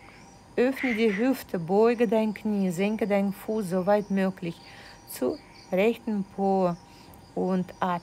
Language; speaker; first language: German; non-native, fluent; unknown